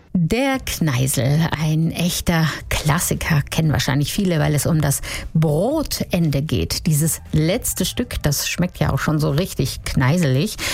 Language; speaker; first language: German; native; German